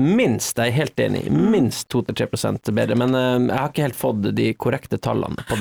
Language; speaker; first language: Norwegian; native; Norwegian